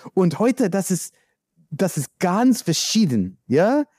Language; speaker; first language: German; non-native, learner; English